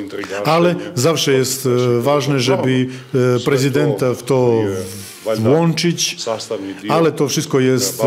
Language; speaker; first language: Polish; non-native, fluent; Serbian